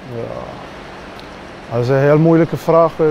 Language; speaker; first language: Dutch; non-native, fluent; Swedish